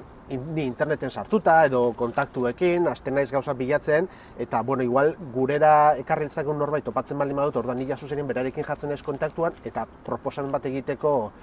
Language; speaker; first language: Basque; native; Basque